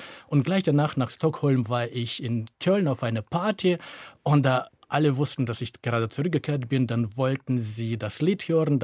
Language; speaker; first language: German; native; German